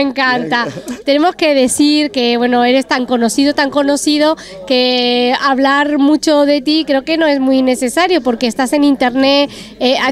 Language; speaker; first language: Spanish; native; Spanish